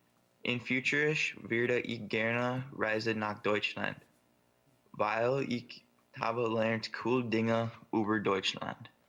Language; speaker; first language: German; non-native, learner; English